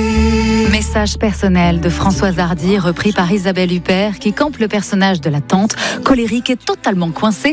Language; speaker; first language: French; native; French